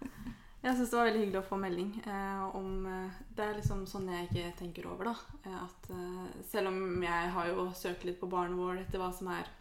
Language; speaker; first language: Norwegian; native; Norwegian